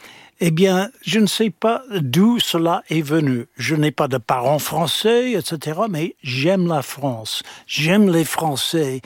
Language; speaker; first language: French; non-native, fluent; English